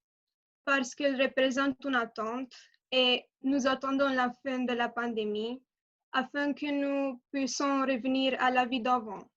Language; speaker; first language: French; non-native, learner; Romanian